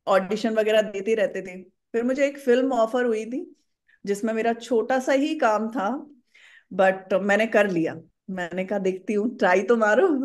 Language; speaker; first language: Hindi; native; Hindi